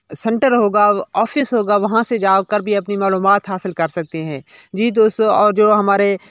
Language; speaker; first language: Urdu; non-native, local second language; Punjabi